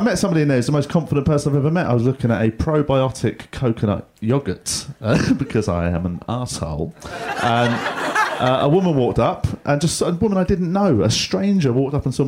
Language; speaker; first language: English; native; English